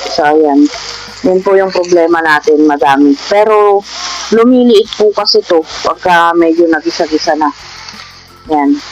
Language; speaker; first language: Filipino; non-native, local second language; Iloko